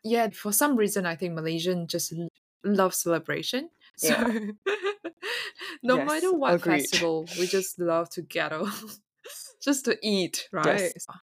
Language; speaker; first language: English; non-native, local second language; Chinese